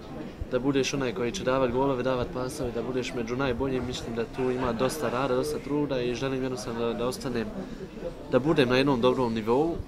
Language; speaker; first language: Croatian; early bilingual, heritage; Bosnian